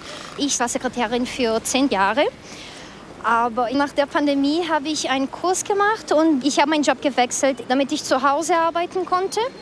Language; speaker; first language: German; early bilingual, other home language; Portuguese